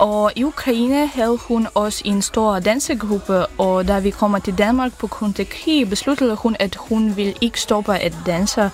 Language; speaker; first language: Danish; non-native, fluent; Ukrainian